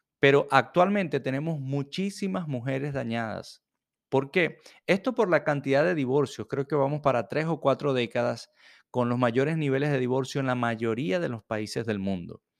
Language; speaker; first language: Spanish; native; Spanish